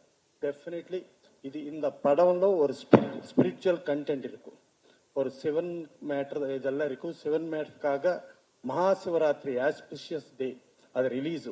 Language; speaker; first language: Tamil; non-native, learner; Telugu